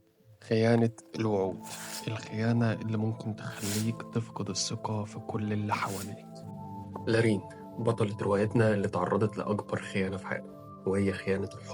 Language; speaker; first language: Arabic; native; Arabic